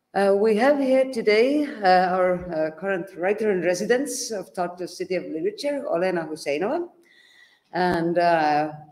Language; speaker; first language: English; non-native, fluent; Estonian